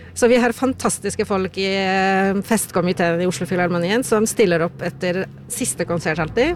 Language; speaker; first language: Norwegian; non-native, fluent; Polish